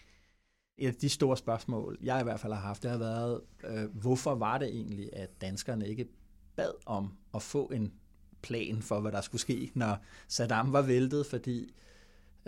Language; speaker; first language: Danish; native; Danish